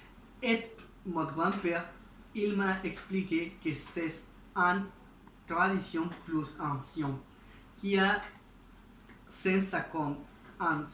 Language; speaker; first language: French; non-native, learner; Spanish